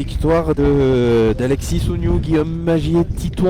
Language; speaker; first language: French; native; French